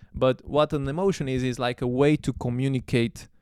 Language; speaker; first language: English; non-native, fluent; Romanian